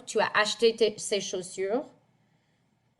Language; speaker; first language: French; non-native, fluent; English